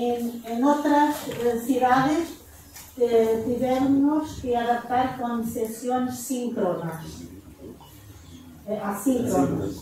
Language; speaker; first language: Spanish; non-native, learner; Portuguese